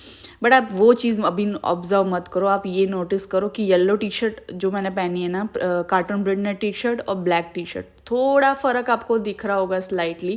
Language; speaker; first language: Hindi; native; Hindi